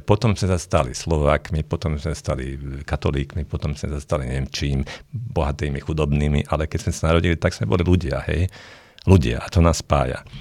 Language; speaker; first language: Slovak; non-native, local second language; Hungarian